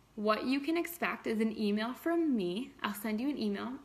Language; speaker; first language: English; native; English